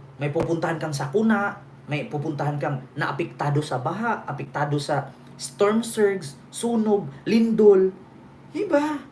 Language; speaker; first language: Filipino; non-native, local second language; Cebuano